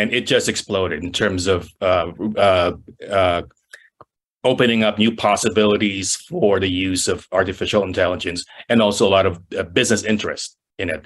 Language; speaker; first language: English; non-native, local second language; Filipino